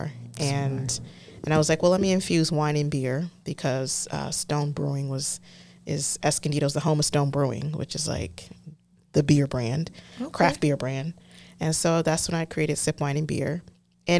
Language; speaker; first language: English; native; English